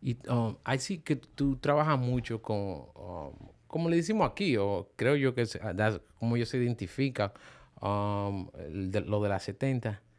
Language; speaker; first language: Spanish; early bilingual, heritage; Spanish